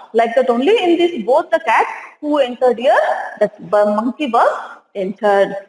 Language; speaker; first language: English; non-native, local second language; Hindi